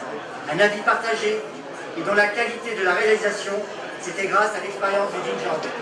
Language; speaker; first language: French; native; French